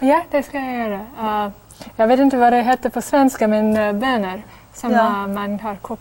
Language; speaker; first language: Swedish; non-native, fluent; English